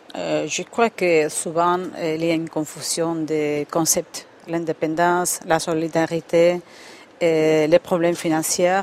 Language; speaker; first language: French; non-native, fluent; Spanish